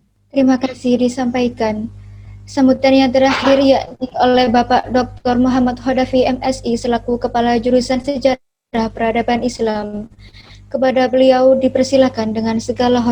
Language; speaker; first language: Malay; native; Malay